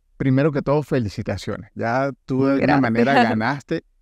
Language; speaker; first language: Spanish; native; Spanish